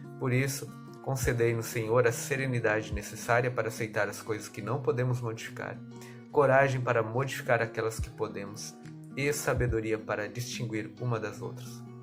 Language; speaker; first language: Portuguese; native; Portuguese